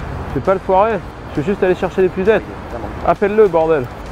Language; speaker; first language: French; native; French